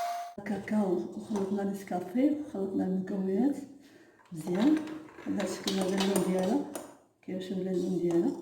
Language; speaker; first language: Arabic; native; Arabic